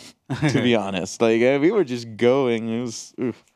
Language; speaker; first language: English; non-native, local second language; Gujarati